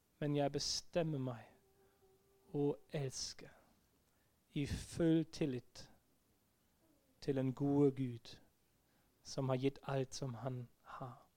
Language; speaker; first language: Norwegian; non-native, fluent; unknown